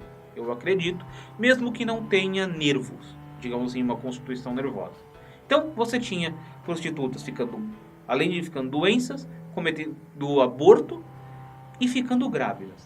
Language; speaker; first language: Portuguese; native; Portuguese